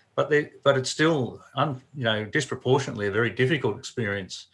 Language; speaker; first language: English; native; English